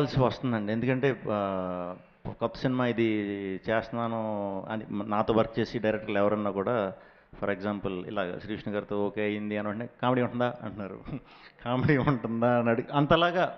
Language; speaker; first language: Telugu; native; Telugu